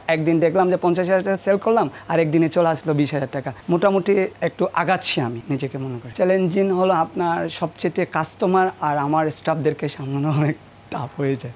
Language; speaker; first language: Bangla; non-native, local second language; Marma